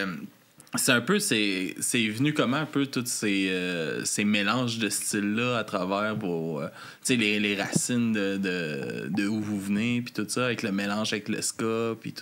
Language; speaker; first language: French; native; French